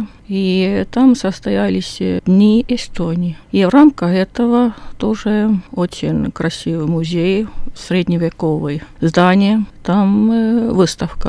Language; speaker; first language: Russian; non-native, learner; Estonian